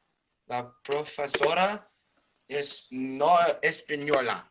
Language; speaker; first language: Spanish; non-native, learner; English